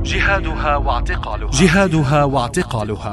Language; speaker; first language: Arabic; native; Arabic